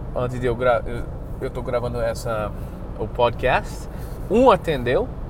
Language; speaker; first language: Portuguese; non-native, fluent; English